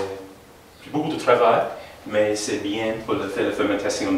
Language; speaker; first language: French; non-native, learner; English